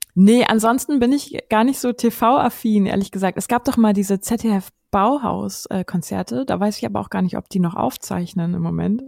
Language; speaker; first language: German; native; German